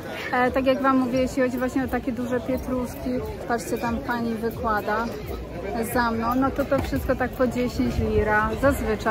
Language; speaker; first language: Polish; native; Polish